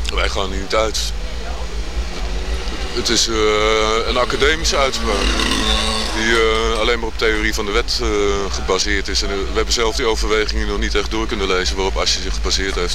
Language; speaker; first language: Dutch; native; Dutch